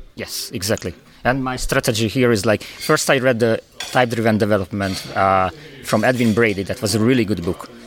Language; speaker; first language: English; non-native, fluent; Hungarian